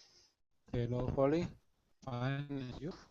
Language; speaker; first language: English; non-native, learner; Spanish